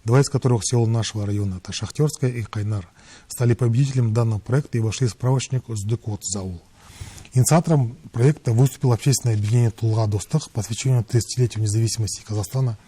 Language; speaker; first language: Russian; non-native, local second language; Kazakh